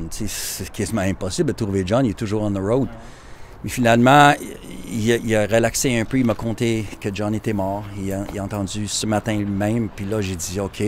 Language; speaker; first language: French; native; French